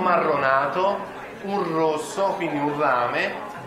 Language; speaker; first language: Italian; native; Italian